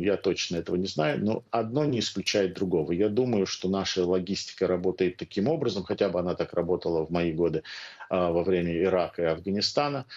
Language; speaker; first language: Russian; early bilingual, heritage; Russian